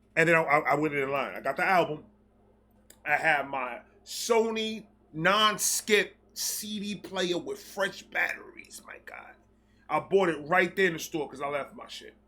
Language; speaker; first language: English; native; English